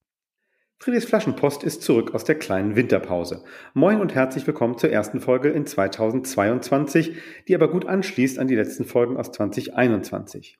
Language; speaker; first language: German; native; German